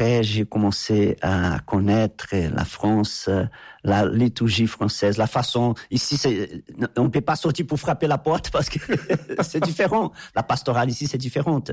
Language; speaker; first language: French; non-native, fluent; Portuguese